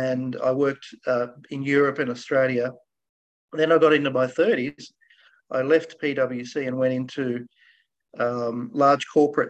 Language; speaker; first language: English; native; English